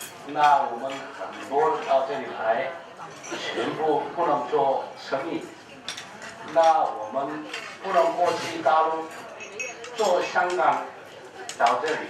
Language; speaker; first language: Chinese; non-native, fluent; Korean